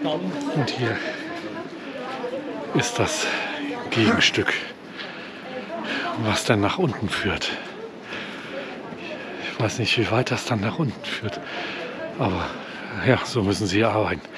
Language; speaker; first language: German; native; German